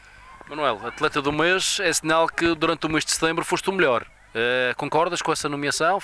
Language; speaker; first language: Portuguese; native; Portuguese